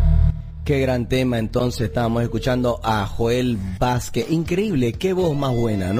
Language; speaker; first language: Spanish; native; Spanish